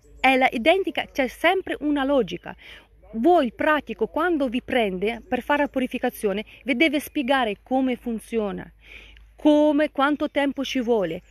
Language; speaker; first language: Italian; non-native, fluent; Russian